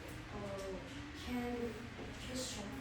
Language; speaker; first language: English; non-native, learner; Korean